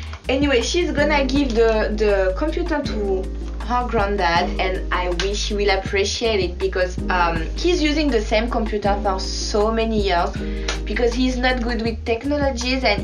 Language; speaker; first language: English; non-native, fluent; Korean